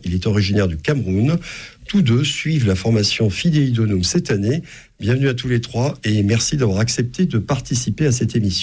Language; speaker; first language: French; native; French